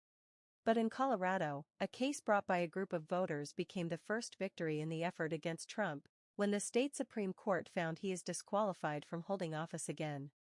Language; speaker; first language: English; native; English